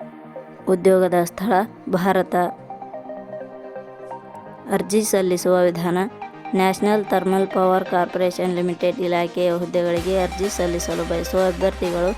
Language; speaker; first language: Kannada; native; Kannada